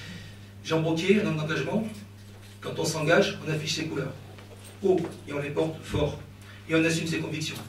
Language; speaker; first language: French; native; French